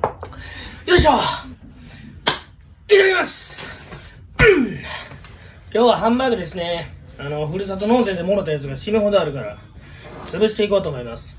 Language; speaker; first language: Japanese; native; Japanese